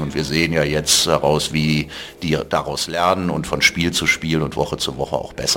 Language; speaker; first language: German; native; German